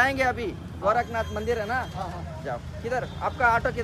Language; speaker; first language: Hindi; non-native, learner; Kannada